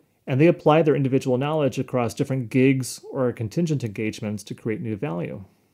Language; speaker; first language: English; native; English